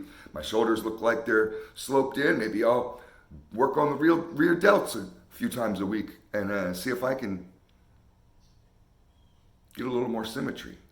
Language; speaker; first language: English; native; English